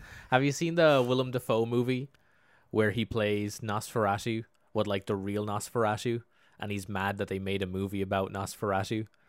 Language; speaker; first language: English; native; English